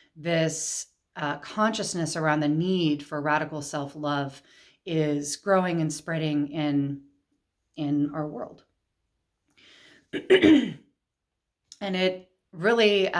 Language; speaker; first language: English; native; English